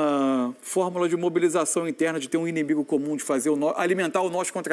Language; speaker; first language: Portuguese; native; Portuguese